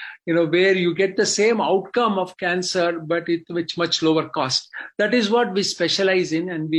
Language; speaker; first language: English; non-native, local second language; Kannada